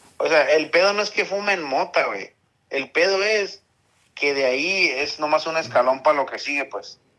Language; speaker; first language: Spanish; early bilingual, heritage; Spanish